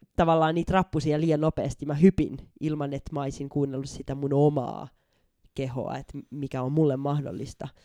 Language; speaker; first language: Finnish; native; Finnish